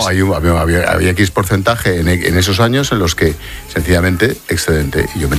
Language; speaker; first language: Spanish; native; Spanish